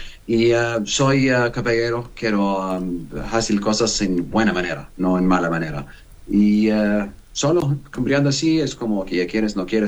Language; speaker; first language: Spanish; non-native, learner; Arabic